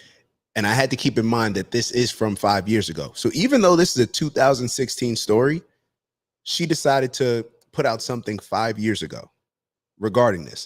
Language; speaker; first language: English; native; English